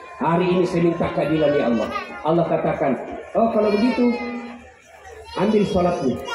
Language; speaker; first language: Indonesian; non-native, local second language; Buginese